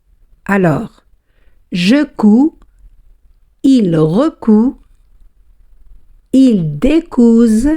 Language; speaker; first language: French; non-native, fluent; Spanish